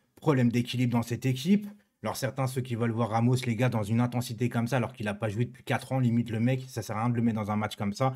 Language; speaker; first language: French; native; French